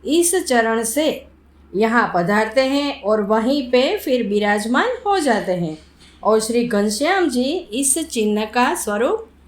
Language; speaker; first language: Hindi; non-native, local second language; Gujarati